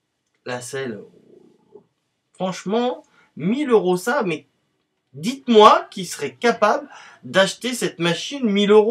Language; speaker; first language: French; native; French